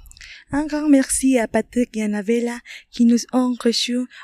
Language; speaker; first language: French; non-native, learner; Spanish